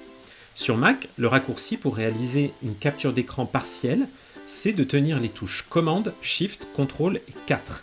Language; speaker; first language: French; native; French